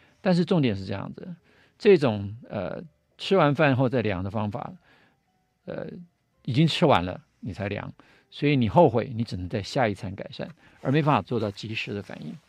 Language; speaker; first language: Chinese; native; Chinese